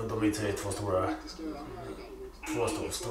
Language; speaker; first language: Swedish; native; Swedish